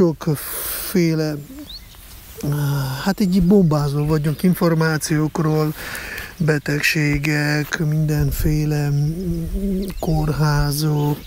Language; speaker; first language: Hungarian; non-native, fluent; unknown